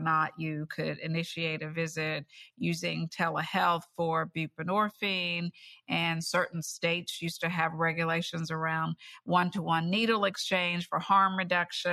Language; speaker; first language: English; native; English